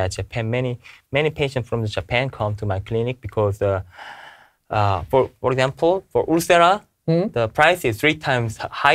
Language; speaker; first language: English; non-native, learner; Korean